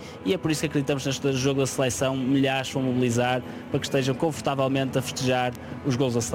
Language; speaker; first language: Portuguese; native; Portuguese